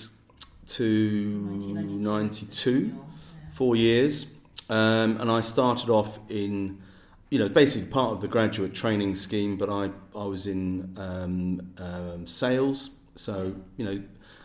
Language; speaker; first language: English; native; English